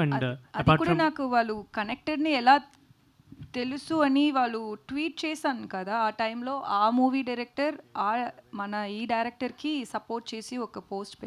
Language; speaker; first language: Telugu; non-native, fluent; Tamil